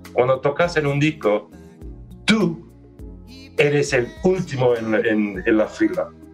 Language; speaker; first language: Spanish; early bilingual, other home language; English